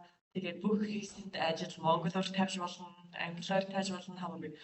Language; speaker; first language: Mongolian; non-native, fluent; English